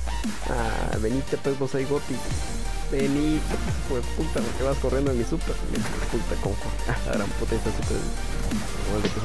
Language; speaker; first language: Spanish; native; Spanish